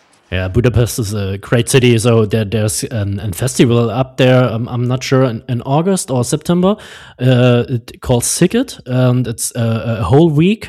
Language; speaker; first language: English; non-native, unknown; German